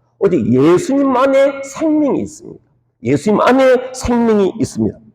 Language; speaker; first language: Korean; native; Korean